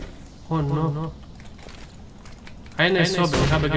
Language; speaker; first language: German; non-native, learner; Serbian